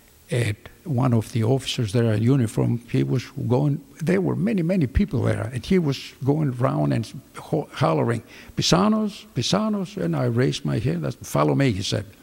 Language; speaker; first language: English; non-native, fluent; Greek